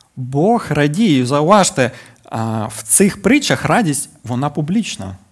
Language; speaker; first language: Ukrainian; native; Ukrainian